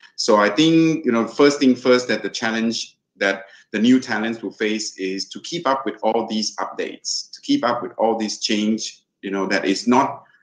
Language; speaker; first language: English; non-native, fluent; Thai